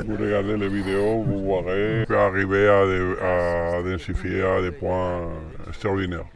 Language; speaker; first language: French; non-native, learner; Spanish